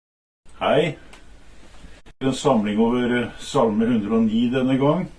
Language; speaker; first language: Norwegian; native; Norwegian